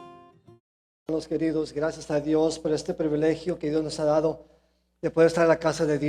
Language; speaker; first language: Spanish; early bilingual, heritage; Spanish